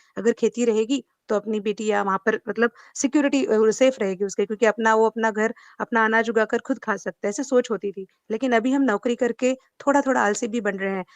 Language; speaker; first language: Hindi; non-native, local second language; Marathi